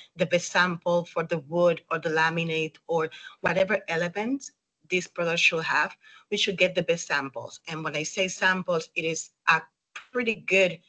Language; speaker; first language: English; non-native, fluent; Spanish